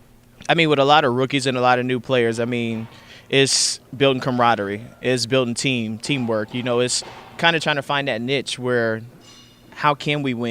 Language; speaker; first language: English; native; English